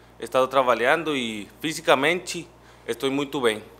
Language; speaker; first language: Portuguese; non-native, learner; Spanish